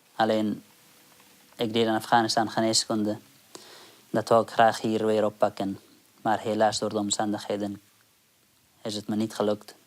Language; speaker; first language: Dutch; non-native, fluent; Persian